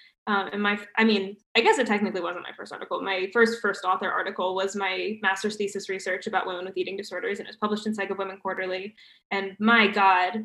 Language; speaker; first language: English; native; English